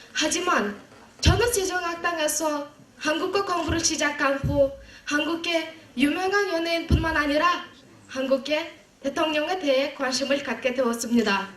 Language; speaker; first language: Korean; non-native, learner; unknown